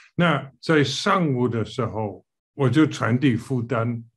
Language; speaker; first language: Chinese; non-native, fluent; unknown